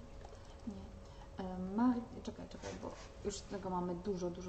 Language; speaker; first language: Polish; native; Polish